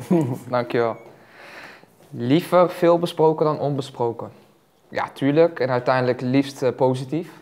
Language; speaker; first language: Dutch; native; Dutch